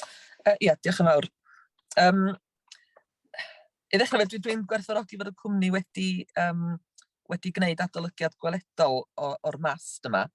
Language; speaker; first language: Welsh; native; Welsh